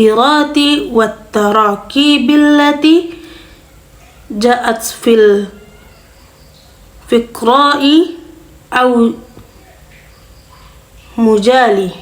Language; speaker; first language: Arabic; non-native, fluent; Indonesian